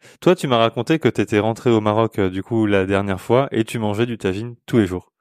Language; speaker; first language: French; native; French